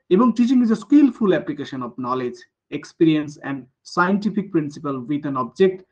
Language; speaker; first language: English; non-native, local second language; Bangla